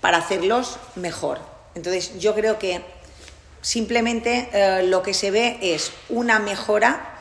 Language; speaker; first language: Spanish; non-native, local second language; Catalan